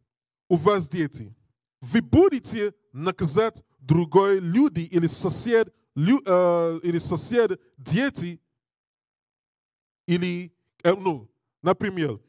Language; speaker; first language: Russian; non-native, learner; English